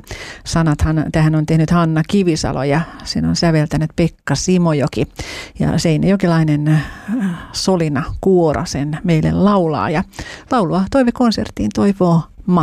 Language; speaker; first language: Finnish; native; Finnish